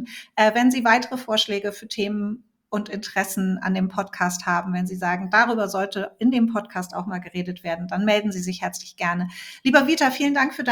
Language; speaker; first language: German; native; German